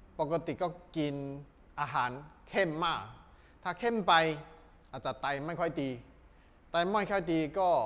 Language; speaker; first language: Thai; non-native, learner; Chinese